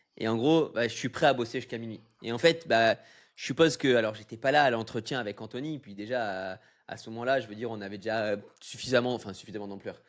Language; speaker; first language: French; native; French